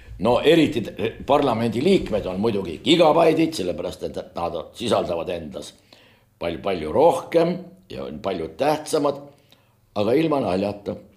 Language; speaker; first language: Estonian; native; Estonian